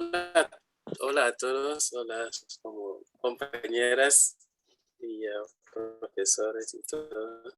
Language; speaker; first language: Spanish; non-native, fluent; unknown